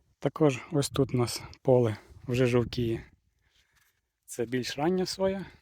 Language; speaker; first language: Ukrainian; native; Ukrainian